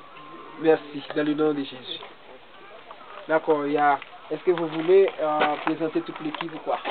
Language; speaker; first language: French; non-native, local second language; Haitian Creole